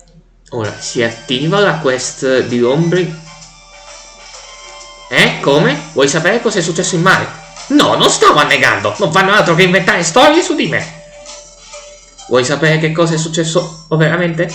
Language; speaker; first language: Italian; native; Italian